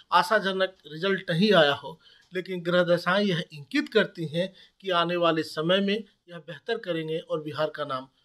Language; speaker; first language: Hindi; native; Hindi